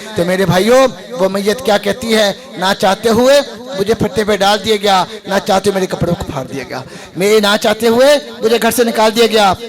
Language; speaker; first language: Urdu; non-native, local second language; Punjabi